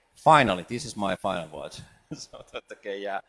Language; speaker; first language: English; non-native, fluent; Finnish